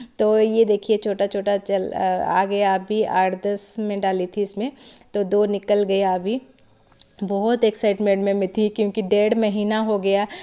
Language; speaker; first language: Hindi; non-native, local second language; Odia